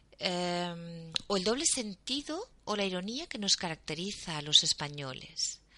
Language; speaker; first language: Spanish; native; Spanish